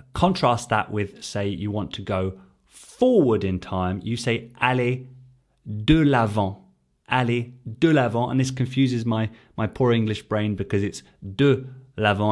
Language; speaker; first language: English; native; English